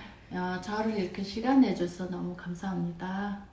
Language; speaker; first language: Korean; non-native, fluent; Mongolian